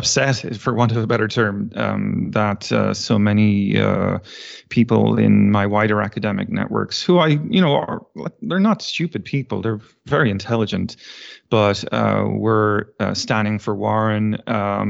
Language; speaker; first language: English; native; English